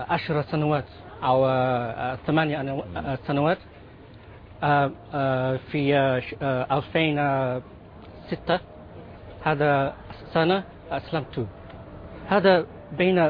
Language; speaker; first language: Arabic; non-native, learner; Filipino